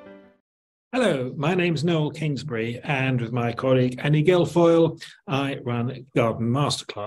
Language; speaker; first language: English; native; English